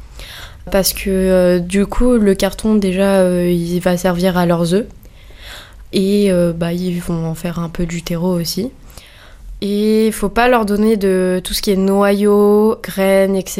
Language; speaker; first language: French; native; French